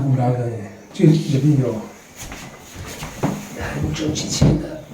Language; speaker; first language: Chinese; non-native, fluent; Italian